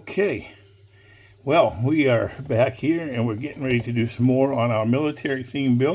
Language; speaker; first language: English; native; English